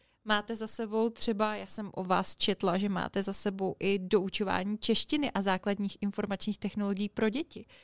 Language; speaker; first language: Czech; native; Czech